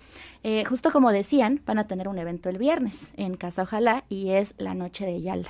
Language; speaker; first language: Spanish; native; Spanish